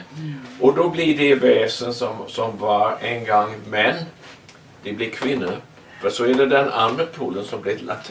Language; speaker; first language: Swedish; non-native, learner; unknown